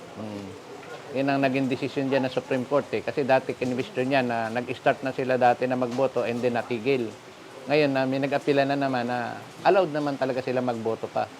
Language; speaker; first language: Filipino; non-native, local second language; Bikol